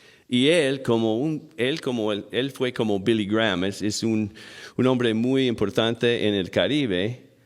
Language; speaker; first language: Spanish; non-native, fluent; English